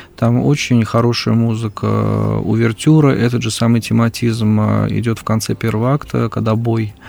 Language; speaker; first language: Russian; native; Russian